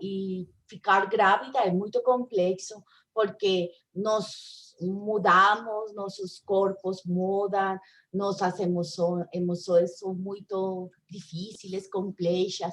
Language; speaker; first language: Portuguese; non-native, learner; Spanish